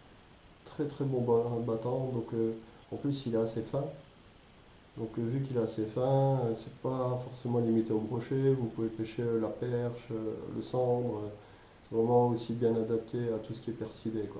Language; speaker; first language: French; native; French